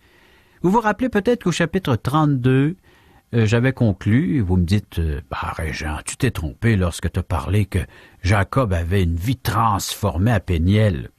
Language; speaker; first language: French; native; French